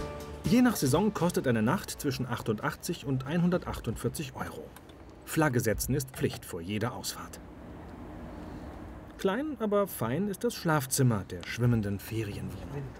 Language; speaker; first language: German; native; German